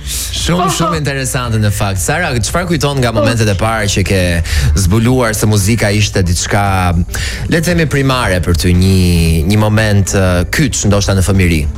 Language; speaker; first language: Albanian; native; Albanian